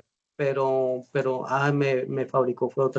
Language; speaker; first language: Spanish; native; Spanish